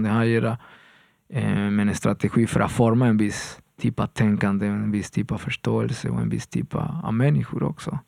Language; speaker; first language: Swedish; non-native, fluent; Spanish